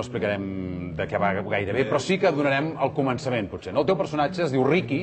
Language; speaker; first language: Catalan; native; Catalan